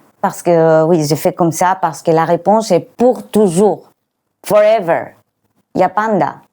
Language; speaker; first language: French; non-native, fluent; Greek